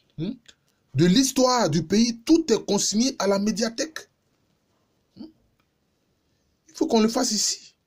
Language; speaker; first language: French; non-native, local second language; Baoulé